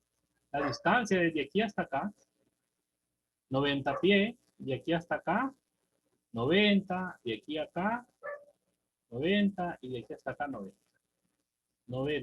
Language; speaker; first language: Spanish; native; Spanish